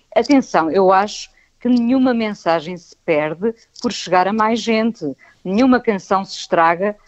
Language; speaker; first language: Portuguese; native; Portuguese